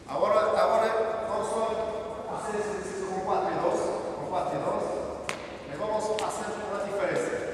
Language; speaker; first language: Spanish; non-native, learner; Portuguese